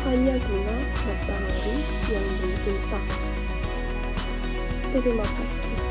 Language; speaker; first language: Indonesian; non-native, learner; Korean